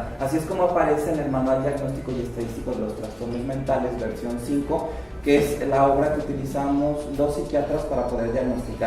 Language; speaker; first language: Spanish; native; Spanish